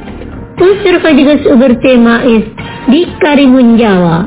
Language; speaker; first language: German; non-native, learner; Indonesian